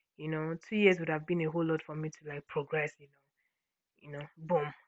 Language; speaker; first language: English; non-native, local second language; Ibibio